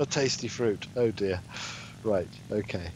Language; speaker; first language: English; native; English